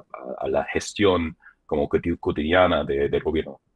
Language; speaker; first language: Spanish; non-native, fluent; English